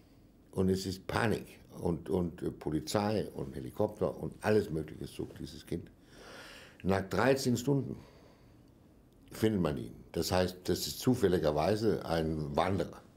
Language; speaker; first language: German; non-native, fluent; Danish